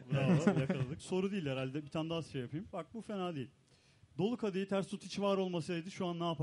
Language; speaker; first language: Turkish; native; Turkish